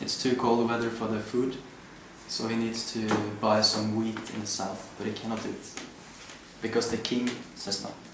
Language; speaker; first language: English; non-native, fluent; Norwegian